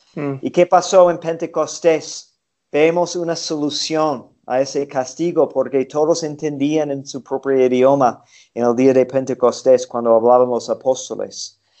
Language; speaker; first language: Spanish; non-native, fluent; English